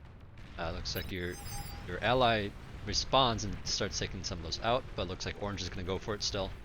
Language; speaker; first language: English; native; English